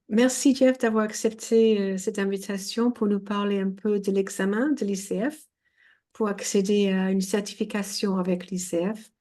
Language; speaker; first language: French; non-native, fluent; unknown